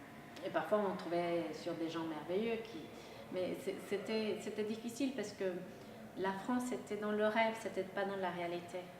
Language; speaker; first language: French; non-native, local second language; Spanish